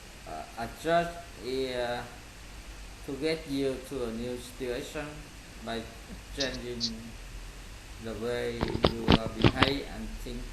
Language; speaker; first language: English; non-native, learner; Vietnamese